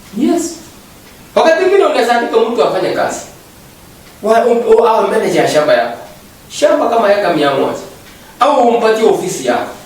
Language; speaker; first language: Swahili; non-native, local second language; Kalenjin